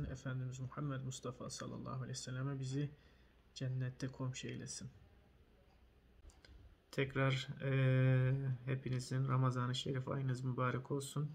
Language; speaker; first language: Turkish; native; Turkish